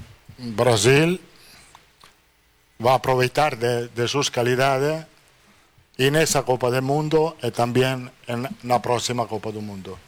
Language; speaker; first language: Portuguese; non-native, learner; Italian